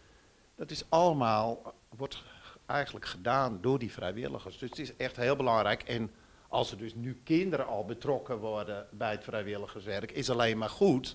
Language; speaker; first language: Dutch; native; Dutch